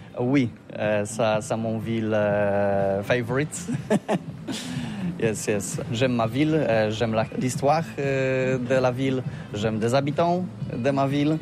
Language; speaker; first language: French; non-native, learner; Polish